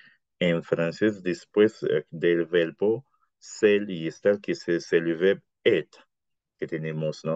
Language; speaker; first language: Spanish; non-native, fluent; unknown